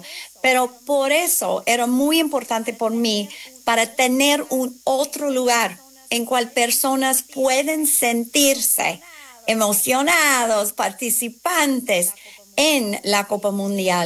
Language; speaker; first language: Spanish; non-native, fluent; English